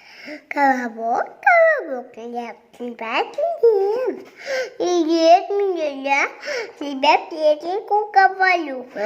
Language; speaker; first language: Russian; non-native, local second language; Kazakh